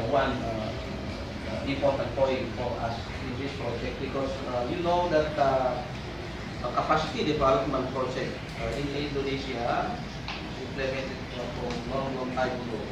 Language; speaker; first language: English; non-native, fluent; Indonesian